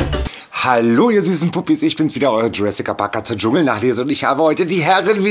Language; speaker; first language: German; native; German